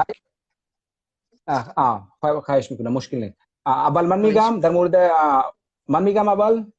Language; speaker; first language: Persian; non-native, fluent; Hindi